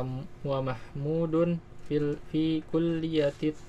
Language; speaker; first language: Arabic; non-native, learner; Indonesian